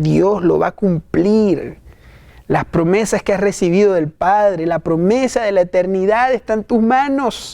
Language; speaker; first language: Spanish; native; Spanish